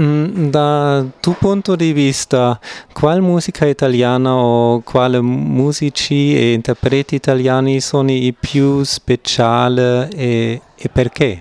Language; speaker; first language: Italian; non-native, learner; German